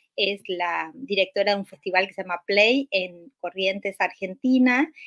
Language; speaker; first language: Spanish; native; Spanish